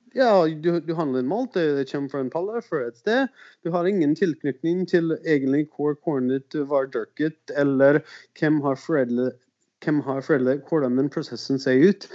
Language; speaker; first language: Norwegian; non-native, fluent; English